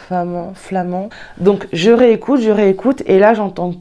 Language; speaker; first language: French; native; French